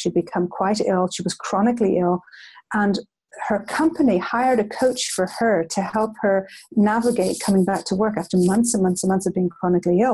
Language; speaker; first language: English; native; English